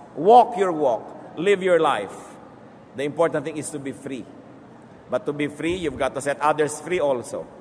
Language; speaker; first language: English; non-native, local second language; Filipino